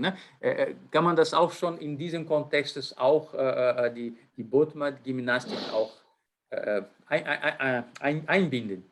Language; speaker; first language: German; non-native, fluent; Portuguese